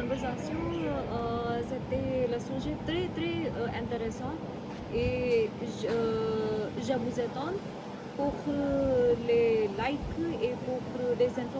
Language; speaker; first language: French; non-native, learner; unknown